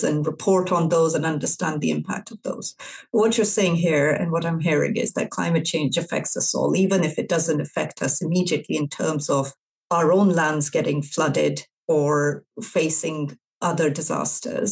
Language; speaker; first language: English; non-native, local second language; Urdu